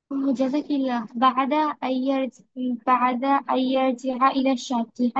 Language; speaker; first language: Arabic; non-native, learner; Bangla